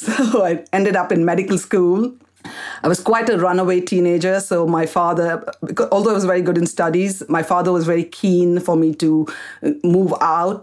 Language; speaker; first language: English; non-native, local second language; Kannada